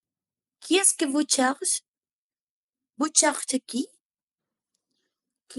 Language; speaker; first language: French; non-native, learner; Spanish